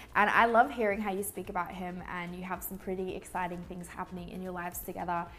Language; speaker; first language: English; native; English